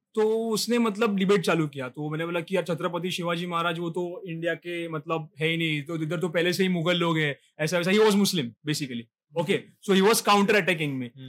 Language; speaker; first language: Hindi; non-native, local second language; Marathi